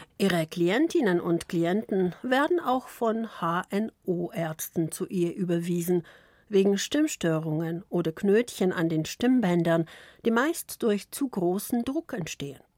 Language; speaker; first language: German; early bilingual, other home language; Polish